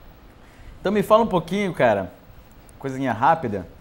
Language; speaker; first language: Portuguese; native; Portuguese